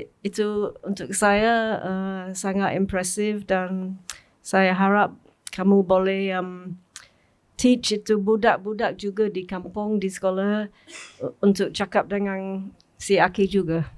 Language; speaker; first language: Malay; non-native, learner; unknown